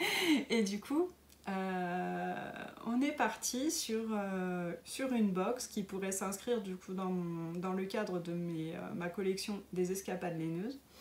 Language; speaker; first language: French; native; French